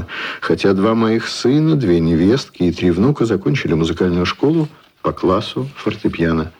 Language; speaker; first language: Russian; native; Russian